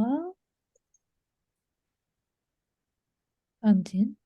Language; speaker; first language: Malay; non-native, learner; Japanese